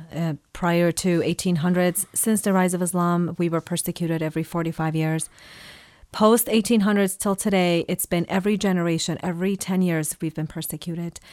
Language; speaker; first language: English; non-native, fluent; Persian